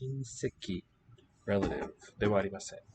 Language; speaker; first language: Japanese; non-native, learner; English